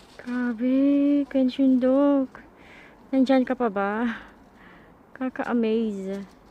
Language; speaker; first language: Filipino; native; Filipino